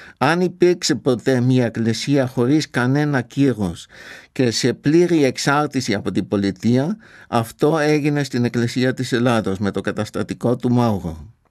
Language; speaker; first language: Greek; non-native, fluent; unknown